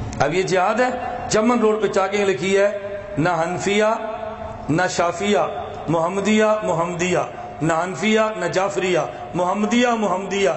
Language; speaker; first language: Urdu; non-native, local second language; Punjabi